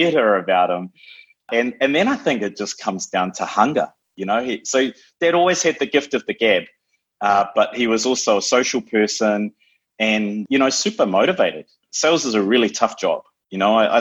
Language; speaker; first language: English; native; English